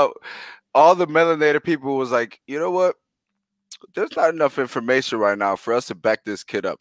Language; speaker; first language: English; early bilingual, other home language; Spanish